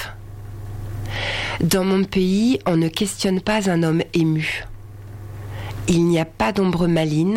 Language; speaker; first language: French; native; French